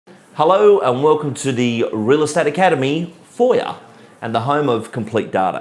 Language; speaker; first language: English; native; English